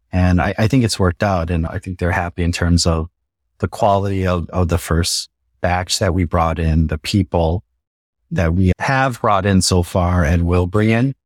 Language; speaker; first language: English; native; English